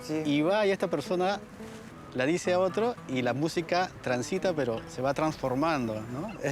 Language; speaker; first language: Spanish; native; Spanish